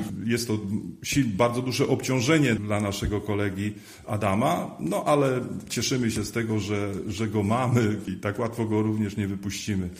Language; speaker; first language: Polish; native; Polish